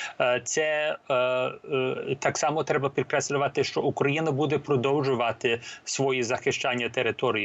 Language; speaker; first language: Ukrainian; early bilingual, heritage; Ukrainian